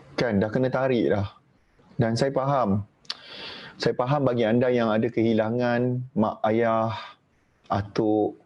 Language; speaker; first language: Malay; native; Malay